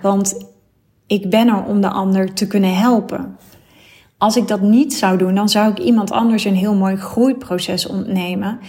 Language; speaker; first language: Dutch; native; Dutch